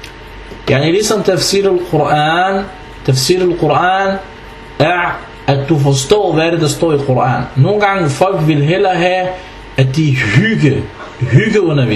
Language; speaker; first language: Danish; non-native, fluent; Arabic